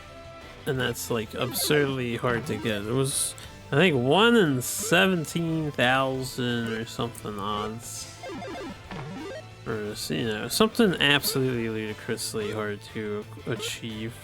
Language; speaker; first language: English; native; English